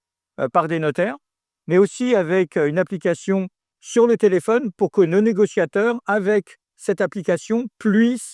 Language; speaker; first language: French; native; French